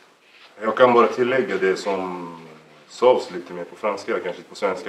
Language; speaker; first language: Swedish; early bilingual, other home language; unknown